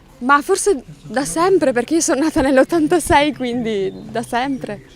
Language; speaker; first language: Italian; native; Italian